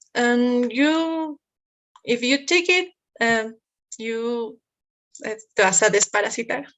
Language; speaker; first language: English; non-native, learner; Spanish